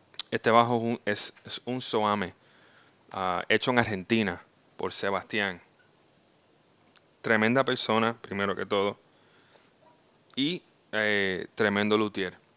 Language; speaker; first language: Spanish; native; Spanish